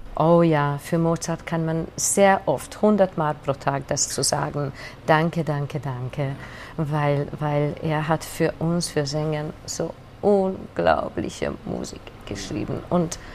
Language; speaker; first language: German; non-native, fluent; Hungarian